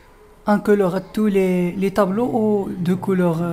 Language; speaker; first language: French; non-native, local second language; Arabic